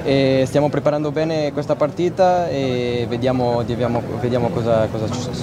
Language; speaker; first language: Italian; non-native, fluent; Portuguese